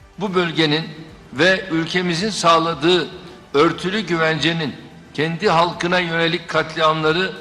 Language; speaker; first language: Turkish; native; Turkish